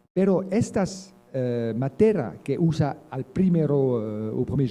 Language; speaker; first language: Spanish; non-native, learner; French